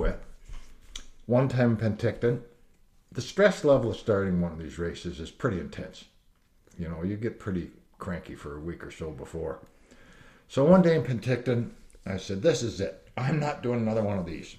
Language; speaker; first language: English; native; English